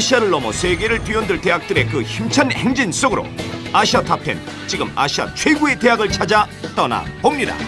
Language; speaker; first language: Korean; native; Korean